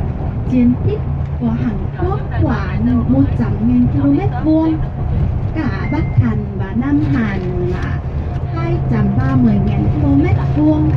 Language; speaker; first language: Vietnamese; non-native, learner; Korean